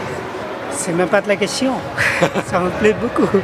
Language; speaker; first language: French; non-native, fluent; Bangla